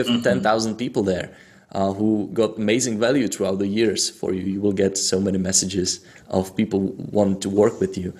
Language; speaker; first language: English; non-native, fluent; Czech